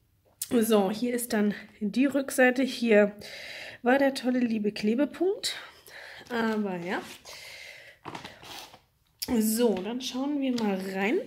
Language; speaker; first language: German; native; German